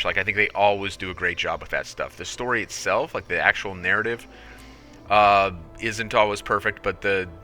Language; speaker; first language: English; native; English